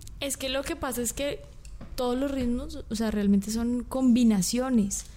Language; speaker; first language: Spanish; native; Spanish